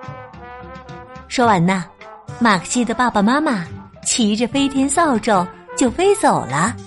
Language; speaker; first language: Chinese; native; Chinese